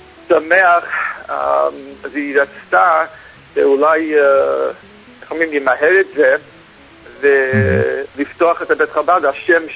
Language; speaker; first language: Hebrew; non-native, fluent; English